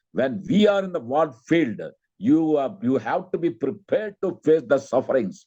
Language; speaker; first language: English; non-native, local second language; Kannada